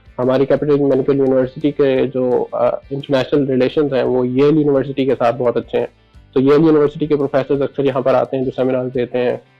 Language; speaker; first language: Urdu; non-native, local second language; Punjabi